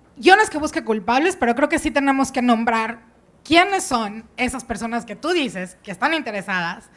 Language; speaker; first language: Spanish; native; Spanish